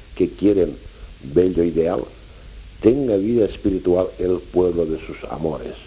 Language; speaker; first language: Spanish; non-native, local second language; Catalan